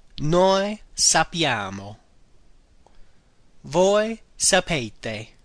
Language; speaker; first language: Italian; non-native, fluent; English